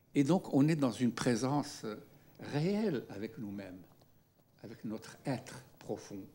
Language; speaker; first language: French; non-native, local second language; Arabic